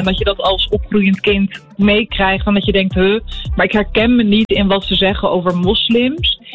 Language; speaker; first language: Dutch; early bilingual, other home language; Arabic